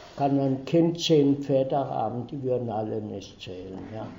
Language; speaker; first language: German; early bilingual, heritage; German